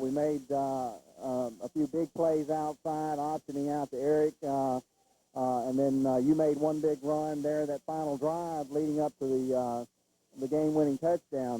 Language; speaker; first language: English; native; English